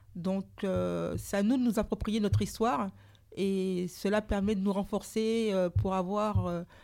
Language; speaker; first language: French; native; French